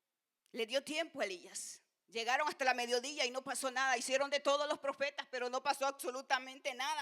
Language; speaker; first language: Spanish; native; Spanish